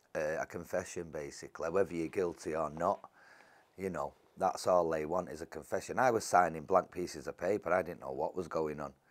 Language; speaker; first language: English; native; English